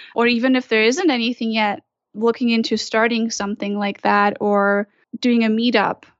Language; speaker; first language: English; non-native, fluent; German